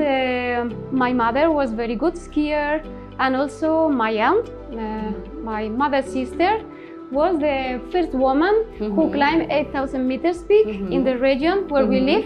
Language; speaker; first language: English; non-native, learner; Spanish